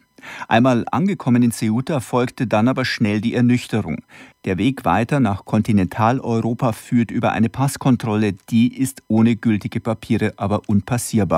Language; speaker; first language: German; native; German